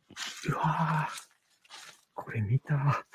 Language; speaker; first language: Japanese; native; Japanese